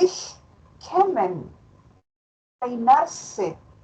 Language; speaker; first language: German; non-native, fluent; Spanish